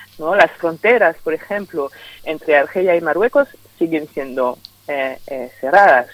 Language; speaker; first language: Spanish; non-native, fluent; French